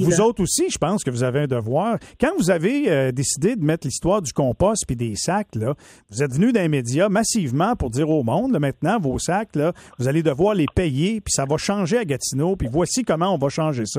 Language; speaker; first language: French; native; French